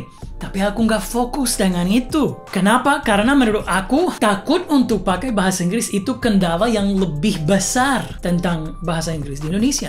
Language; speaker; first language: Indonesian; non-native, fluent; English